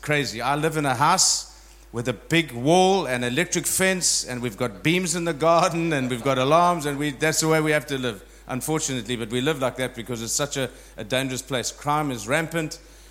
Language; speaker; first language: English; native; English